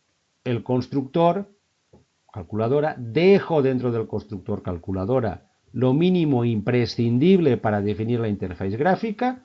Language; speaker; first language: Spanish; native; Spanish